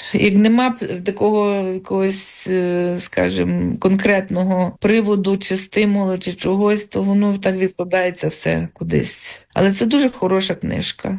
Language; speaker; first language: Ukrainian; native; Ukrainian